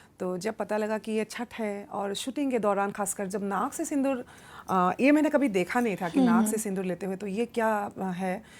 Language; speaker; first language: Hindi; non-native, local second language; Assamese